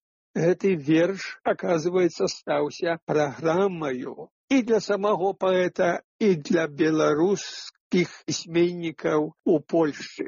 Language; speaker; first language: Belarusian; native; Belarusian